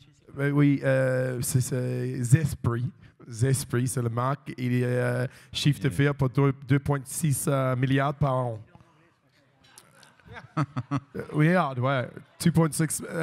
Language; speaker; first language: French; non-native, learner; English